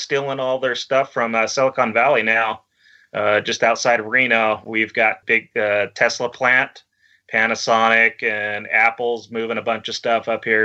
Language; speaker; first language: English; native; English